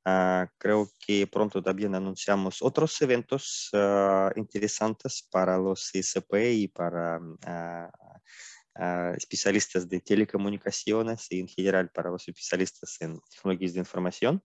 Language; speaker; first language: Spanish; non-native, fluent; Russian